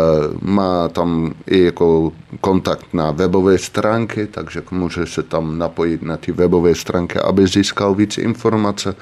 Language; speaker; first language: Czech; non-native, fluent; Dutch